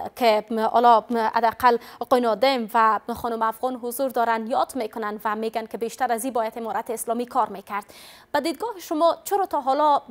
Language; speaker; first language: Persian; native; Persian